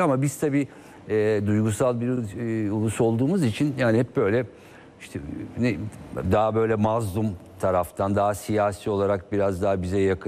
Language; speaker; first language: Turkish; native; Turkish